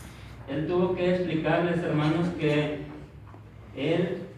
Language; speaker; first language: Spanish; native; Spanish